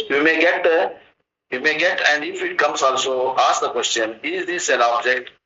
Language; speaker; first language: English; non-native, local second language; Kannada